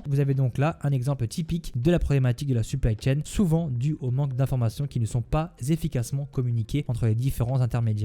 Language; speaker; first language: French; native; French